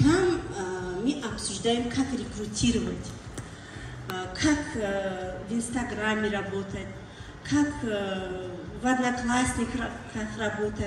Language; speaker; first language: Russian; non-native, learner; Tajik